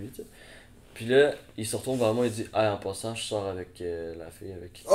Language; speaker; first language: French; native; French